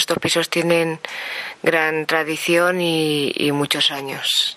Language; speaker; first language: Spanish; native; Spanish